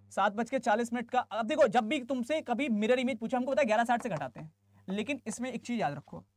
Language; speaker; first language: Hindi; native; Hindi